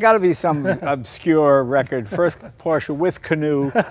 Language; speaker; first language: English; native; English